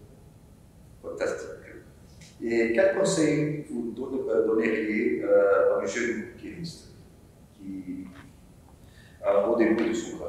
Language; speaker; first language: French; non-native, learner; Portuguese